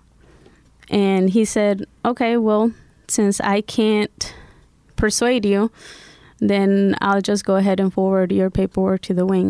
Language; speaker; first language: English; early bilingual, other home language; Spanish